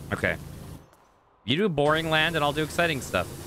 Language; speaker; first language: English; native; English